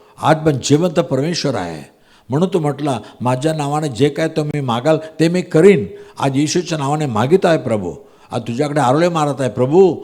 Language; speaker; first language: Marathi; non-native, local second language; Tamil